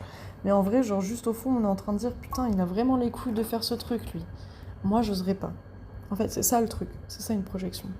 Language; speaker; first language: French; native; French